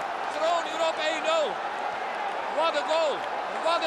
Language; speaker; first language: Dutch; native; Dutch